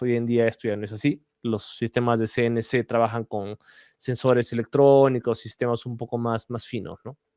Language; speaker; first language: Spanish; native; Spanish